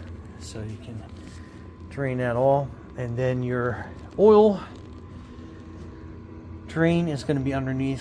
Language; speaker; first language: English; native; English